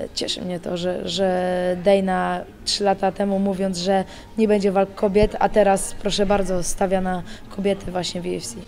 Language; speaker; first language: Polish; native; Polish